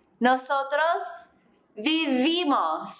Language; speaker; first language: Spanish; non-native, fluent; English